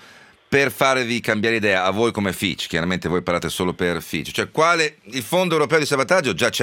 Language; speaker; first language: Italian; native; Italian